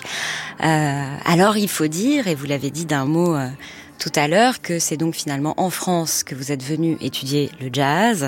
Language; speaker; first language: French; native; French